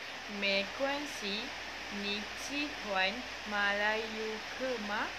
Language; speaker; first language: Chinese; non-native, learner; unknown